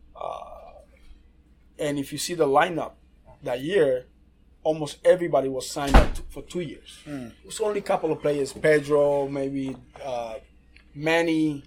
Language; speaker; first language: English; non-native, fluent; Spanish